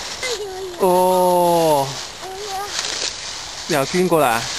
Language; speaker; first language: Cantonese; native; Cantonese